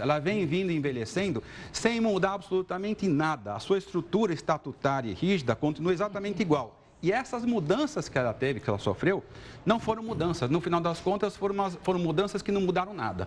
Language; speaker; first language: Portuguese; native; Portuguese